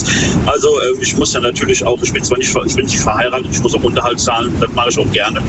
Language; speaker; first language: German; native; German